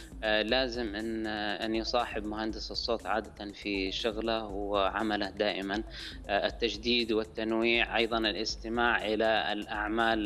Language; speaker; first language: Arabic; native; Arabic